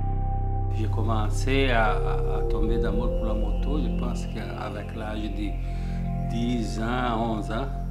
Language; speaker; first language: French; non-native, fluent; Portuguese